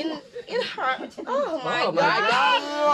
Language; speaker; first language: English; non-native, learner; Sundanese